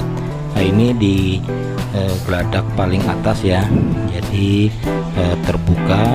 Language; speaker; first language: Indonesian; native; Indonesian